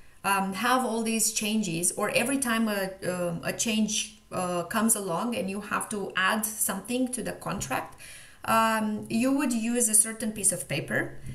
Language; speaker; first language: English; non-native, fluent; Romanian